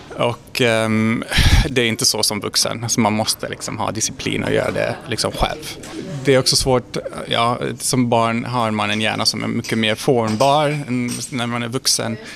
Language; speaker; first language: Swedish; non-native, fluent; Hungarian